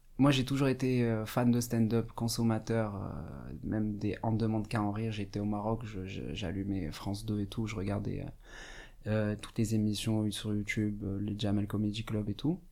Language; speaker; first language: French; non-native, local second language; Arabic